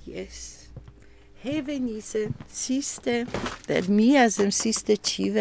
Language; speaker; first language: Danish; non-native, learner; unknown